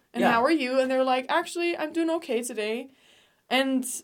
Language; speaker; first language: English; non-native, fluent; Danish